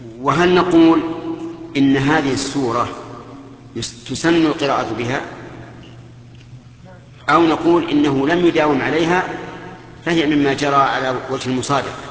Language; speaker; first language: Arabic; native; Arabic